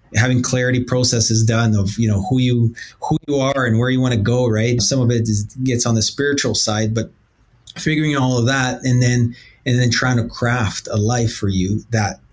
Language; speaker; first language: English; early bilingual, other home language; Portuguese